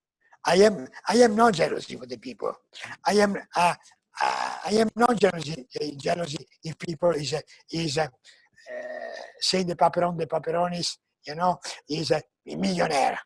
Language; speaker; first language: English; non-native, learner; Italian